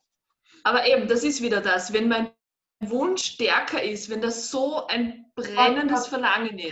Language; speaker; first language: German; native; German